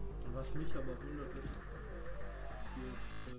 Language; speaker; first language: German; native; German